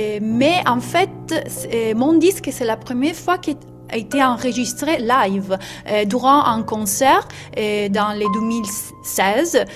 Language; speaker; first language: French; non-native, learner; Italian